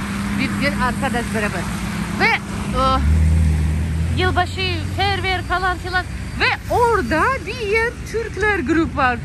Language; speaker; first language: Turkish; non-native, learner; Russian